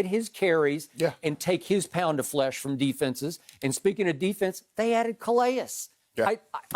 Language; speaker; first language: English; native; English